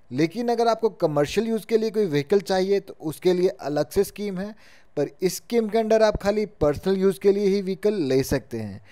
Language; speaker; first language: Hindi; native; Hindi